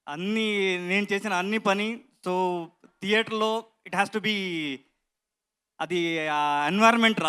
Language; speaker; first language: Telugu; non-native, learner; Kannada